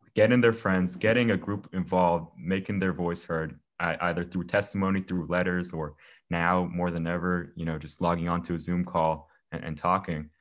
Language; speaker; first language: English; native; English